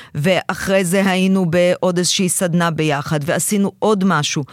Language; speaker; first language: Hebrew; early bilingual, other home language; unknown